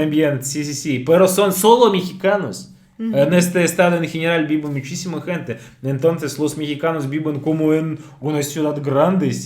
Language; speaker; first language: Spanish; non-native, fluent; Russian